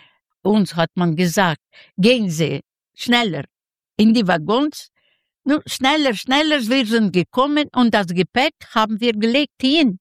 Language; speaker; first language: German; non-native, fluent; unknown